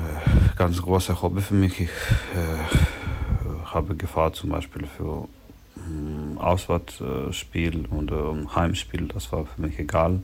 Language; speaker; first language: German; non-native, learner; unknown